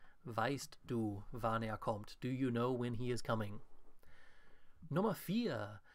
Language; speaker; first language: German; non-native, fluent; English